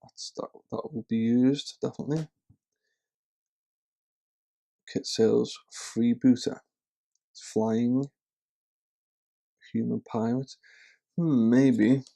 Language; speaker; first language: English; native; English